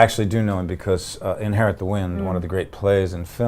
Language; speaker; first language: English; native; English